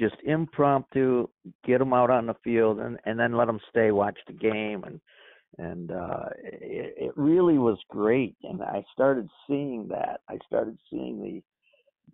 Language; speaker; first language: English; native; English